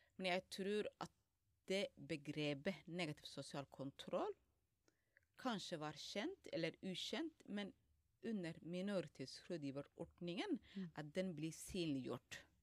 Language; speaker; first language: Norwegian; non-native, fluent; Somali